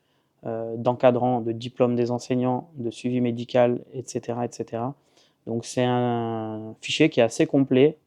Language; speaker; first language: French; native; French